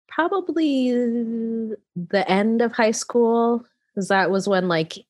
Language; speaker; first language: English; native; English